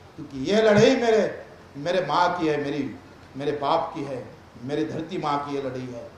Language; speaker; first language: Hindi; non-native, local second language; Marathi